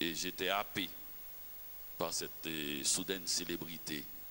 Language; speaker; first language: French; non-native, local second language; Haitian Creole